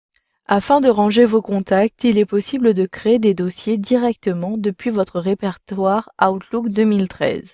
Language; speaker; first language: French; native; French